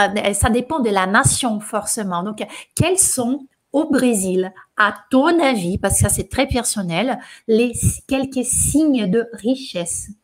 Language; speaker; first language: French; non-native, fluent; Portuguese